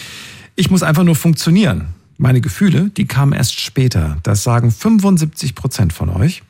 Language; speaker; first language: German; native; German